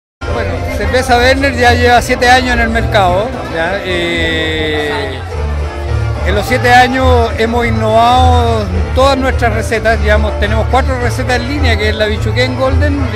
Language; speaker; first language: Spanish; native; Spanish